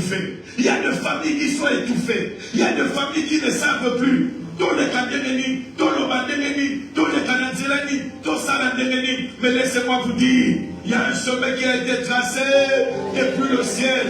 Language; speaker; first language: French; non-native, local second language; Lingala